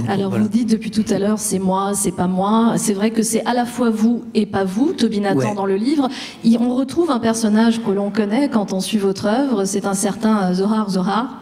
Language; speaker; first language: French; native; French